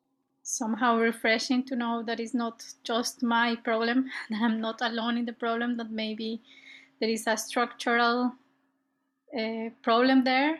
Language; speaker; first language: English; non-native, fluent; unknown